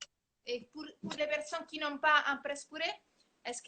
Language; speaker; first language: French; non-native, fluent; Italian